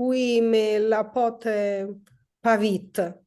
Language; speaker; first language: French; non-native, learner; Polish